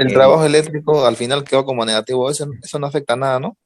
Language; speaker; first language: Spanish; native; Spanish